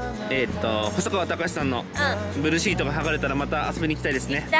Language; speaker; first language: Japanese; native; Japanese